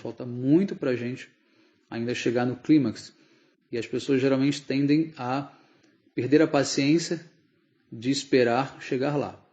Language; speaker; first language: Portuguese; native; Portuguese